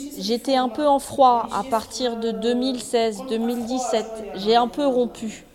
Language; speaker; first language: French; non-native, local second language; Arabic